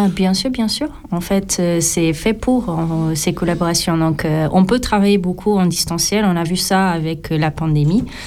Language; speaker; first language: French; non-native, fluent; Portuguese